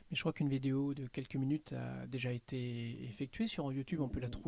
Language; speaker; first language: French; native; French